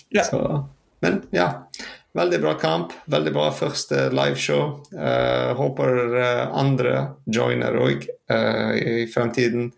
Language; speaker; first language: Norwegian; non-native, fluent; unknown